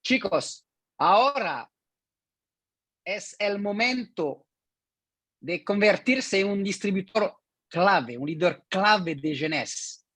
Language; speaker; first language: Spanish; non-native, learner; French